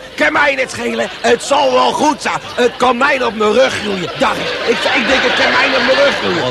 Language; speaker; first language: Dutch; native; Dutch